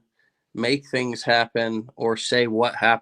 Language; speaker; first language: English; native; English